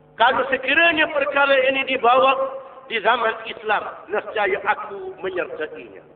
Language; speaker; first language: Malay; native; Malay